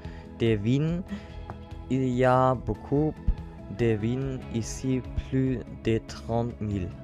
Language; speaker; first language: French; non-native, learner; German